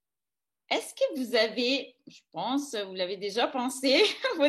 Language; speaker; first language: French; non-native, fluent; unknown